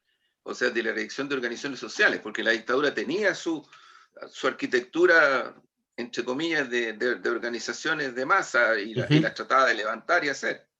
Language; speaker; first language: Spanish; native; Spanish